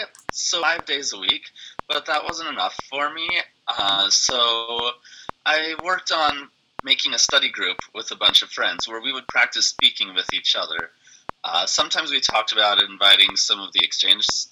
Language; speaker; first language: English; native; English